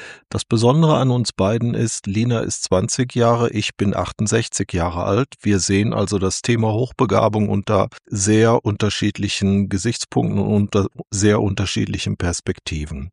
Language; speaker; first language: German; native; German